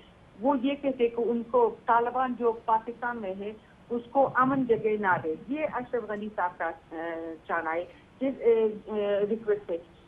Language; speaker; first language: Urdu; non-native, fluent; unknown